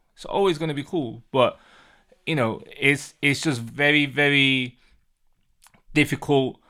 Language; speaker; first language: English; native; English